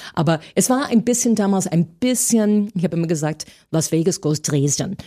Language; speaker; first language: German; non-native, fluent; English